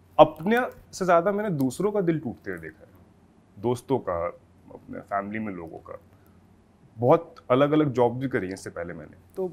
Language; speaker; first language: Hindi; native; Hindi